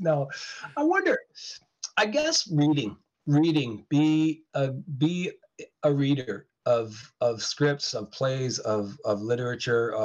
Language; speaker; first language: English; native; English